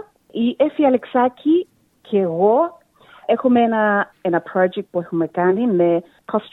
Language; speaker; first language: Greek; early bilingual, heritage; Greek